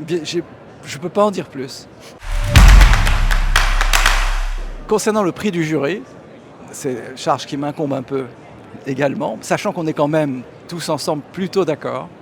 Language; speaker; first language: French; native; French